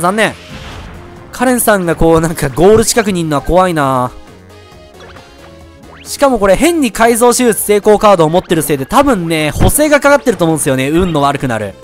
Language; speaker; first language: Japanese; native; Japanese